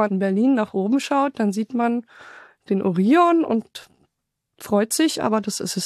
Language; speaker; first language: German; native; German